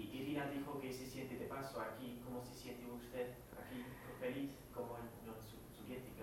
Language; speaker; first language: Spanish; non-native, fluent; English